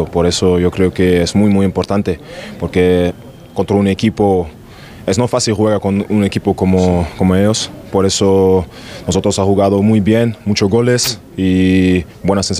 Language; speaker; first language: Spanish; non-native, learner; German